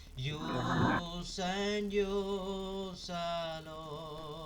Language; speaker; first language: English; non-native, local second language; Telugu